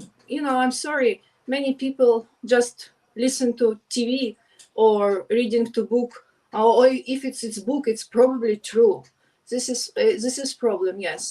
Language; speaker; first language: English; non-native, learner; Ukrainian